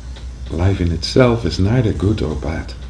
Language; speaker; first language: English; non-native, fluent; Dutch